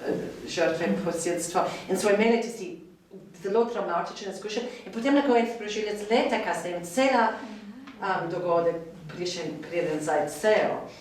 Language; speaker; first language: Slovenian; non-native, fluent; English